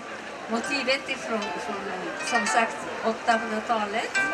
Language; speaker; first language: Swedish; non-native, learner; Japanese